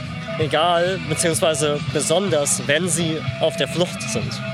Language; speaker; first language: German; native; German